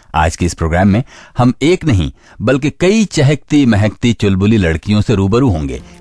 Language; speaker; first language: Hindi; native; Hindi